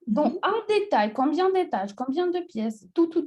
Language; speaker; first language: French; non-native, fluent; Russian